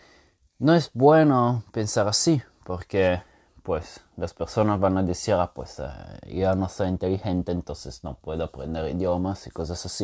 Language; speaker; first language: Spanish; non-native, fluent; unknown